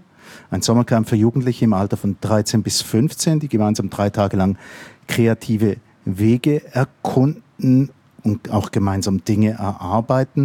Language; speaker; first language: German; native; German